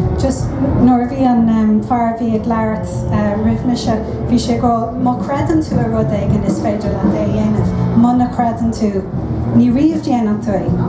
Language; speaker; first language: Irish; non-native, local second language; English